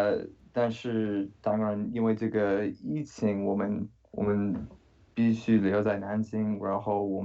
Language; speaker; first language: Chinese; non-native, fluent; English